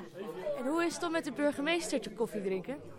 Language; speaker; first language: Dutch; native; Dutch